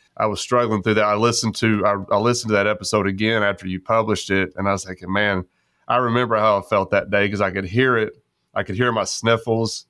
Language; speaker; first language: English; native; English